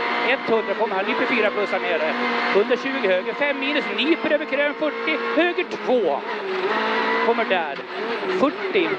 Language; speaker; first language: Swedish; native; Swedish